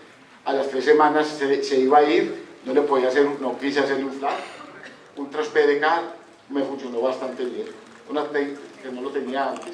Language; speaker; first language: Spanish; native; Spanish